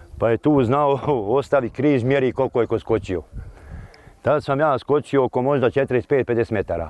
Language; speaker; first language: Bosnian; native; Bosnian